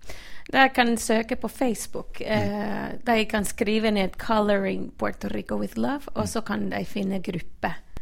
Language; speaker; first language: Norwegian; non-native, fluent; Spanish